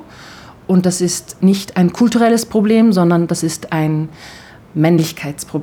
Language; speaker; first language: German; early bilingual, other home language; Turkish